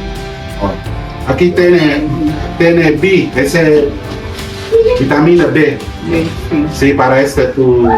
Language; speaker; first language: Spanish; non-native, learner; Filipino